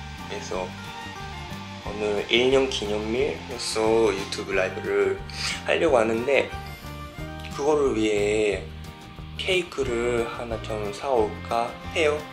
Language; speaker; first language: Korean; non-native, fluent; Japanese